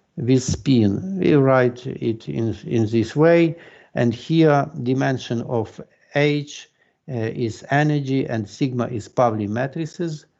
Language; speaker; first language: English; non-native, fluent; Ukrainian